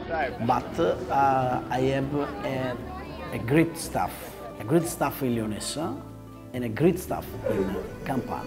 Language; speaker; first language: English; non-native, learner; Italian